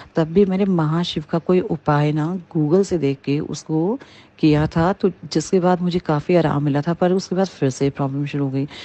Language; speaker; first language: Hindi; native; Hindi